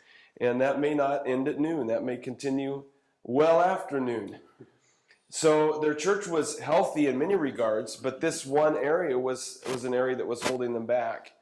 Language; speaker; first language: English; native; English